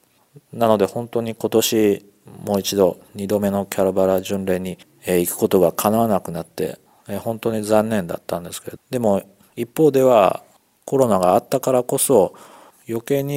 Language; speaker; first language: Japanese; native; Japanese